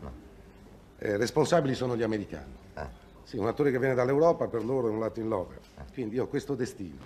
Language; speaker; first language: Italian; native; Italian